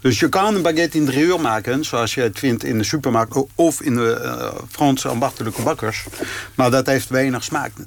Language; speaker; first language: Dutch; non-native, fluent; French